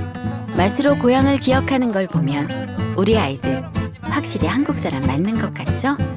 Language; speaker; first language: Korean; native; Korean